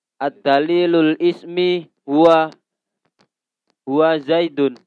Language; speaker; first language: Arabic; non-native, learner; Indonesian